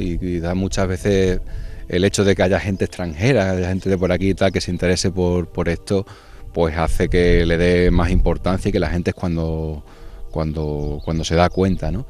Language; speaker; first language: Spanish; native; Spanish